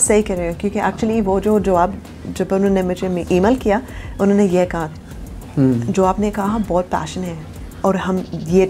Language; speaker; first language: Hindi; early bilingual, heritage; Urdu